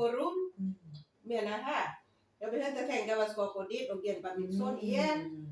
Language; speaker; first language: Swedish; non-native, learner; Thai